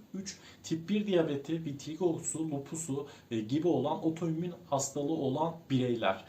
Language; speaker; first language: Turkish; native; Turkish